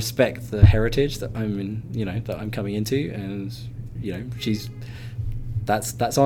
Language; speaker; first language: English; native; English